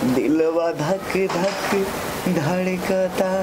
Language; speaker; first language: Hindi; native; Hindi